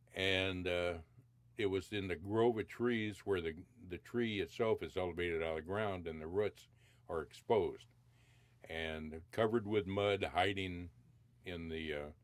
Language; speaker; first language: English; native; English